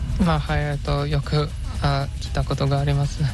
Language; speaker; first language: Japanese; non-native, learner; English